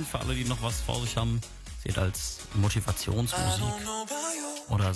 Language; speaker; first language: German; native; German